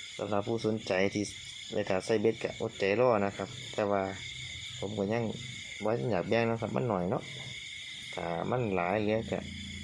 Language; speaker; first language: Thai; native; Thai